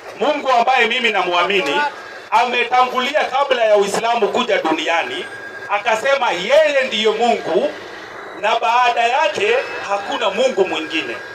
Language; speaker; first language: Swahili; non-native, local second language; Kikuyu